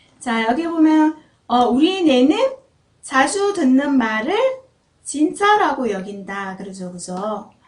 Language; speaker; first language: Korean; native; Korean